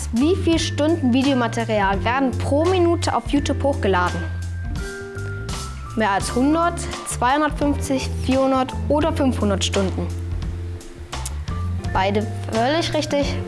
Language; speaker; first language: German; native; German